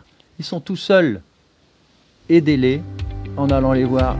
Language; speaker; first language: French; native; French